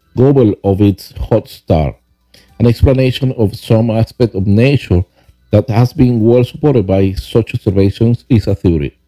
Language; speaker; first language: English; non-native, fluent; Spanish